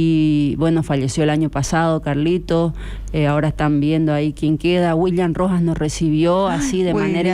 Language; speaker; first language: Spanish; native; Spanish